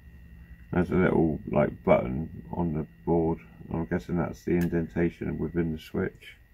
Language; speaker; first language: English; native; English